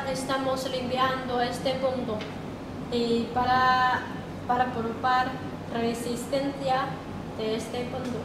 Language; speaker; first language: Spanish; non-native, learner; Chinese